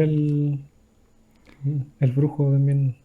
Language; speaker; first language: Spanish; native; Spanish